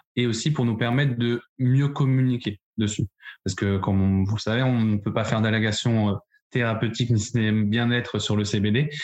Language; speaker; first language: French; native; French